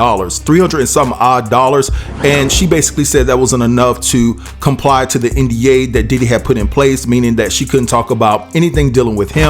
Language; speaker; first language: English; native; English